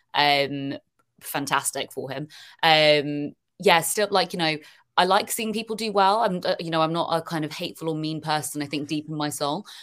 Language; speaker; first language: English; native; English